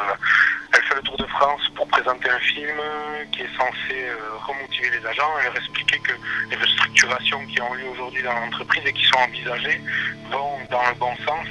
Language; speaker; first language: French; native; French